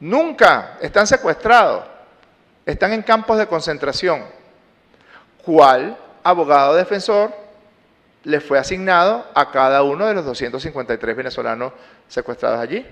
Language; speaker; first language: Spanish; native; Spanish